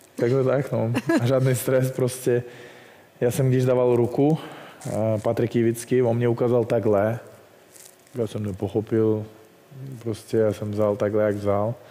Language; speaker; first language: Czech; non-native, fluent; Russian